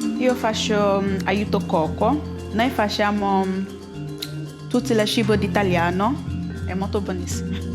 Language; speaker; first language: Italian; non-native, learner; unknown